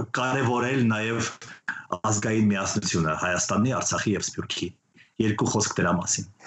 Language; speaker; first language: Armenian; native; Armenian